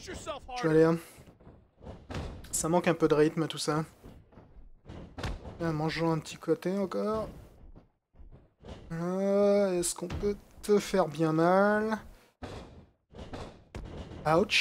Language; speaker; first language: French; native; French